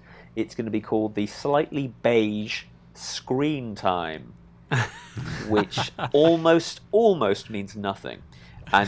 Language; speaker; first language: English; native; English